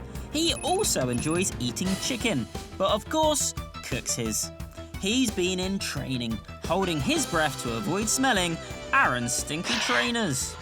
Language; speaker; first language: English; native; English